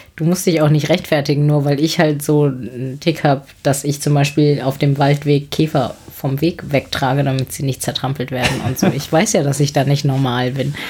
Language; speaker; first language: German; native; German